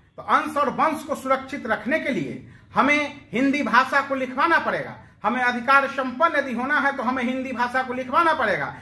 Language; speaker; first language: Hindi; native; Hindi